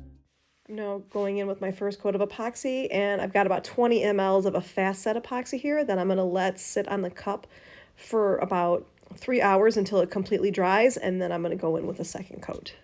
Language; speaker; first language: English; native; English